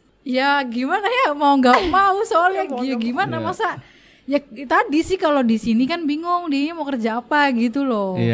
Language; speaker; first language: Indonesian; native; Indonesian